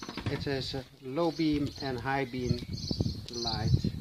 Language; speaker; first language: English; non-native, learner; Dutch